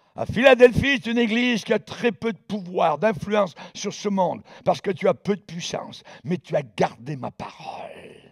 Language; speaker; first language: French; native; French